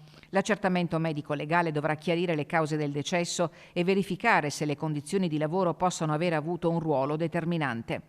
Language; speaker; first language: Italian; native; Italian